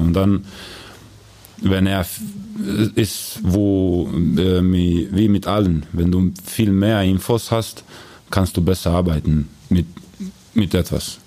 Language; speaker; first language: German; non-native, learner; Croatian